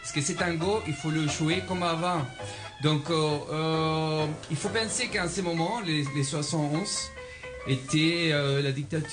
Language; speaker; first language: French; non-native, fluent; Spanish